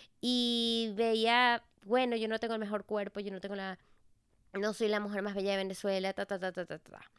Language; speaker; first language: Spanish; native; Spanish